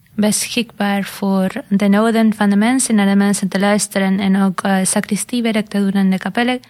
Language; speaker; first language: Dutch; non-native, fluent; Spanish